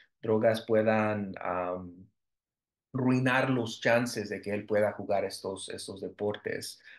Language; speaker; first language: Spanish; early bilingual, heritage; Spanish